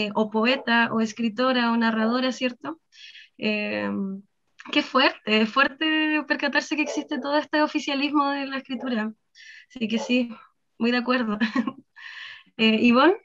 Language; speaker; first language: Spanish; native; Spanish